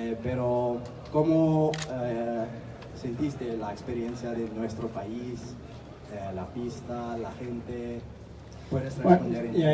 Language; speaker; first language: Spanish; non-native, learner; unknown